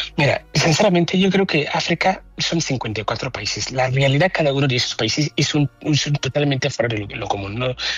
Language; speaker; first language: Spanish; non-native, fluent; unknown